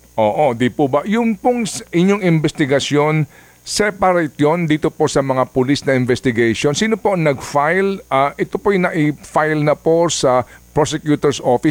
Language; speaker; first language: Filipino; native; Filipino